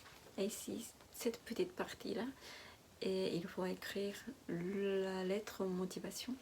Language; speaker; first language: French; non-native, learner; Japanese